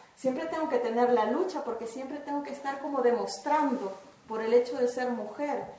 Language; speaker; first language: Spanish; native; Spanish